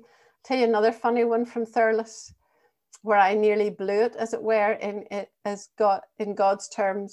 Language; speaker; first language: English; native; English